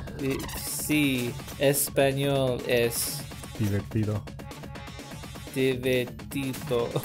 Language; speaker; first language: Spanish; non-native, learner; English